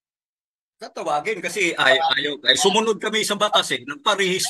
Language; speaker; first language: Filipino; native; Filipino